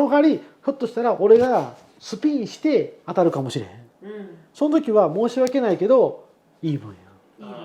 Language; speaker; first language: Japanese; native; Japanese